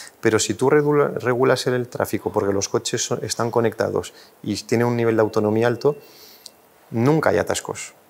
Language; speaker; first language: Spanish; non-native, fluent; French